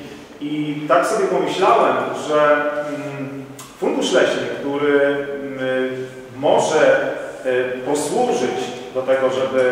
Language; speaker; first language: Polish; native; Polish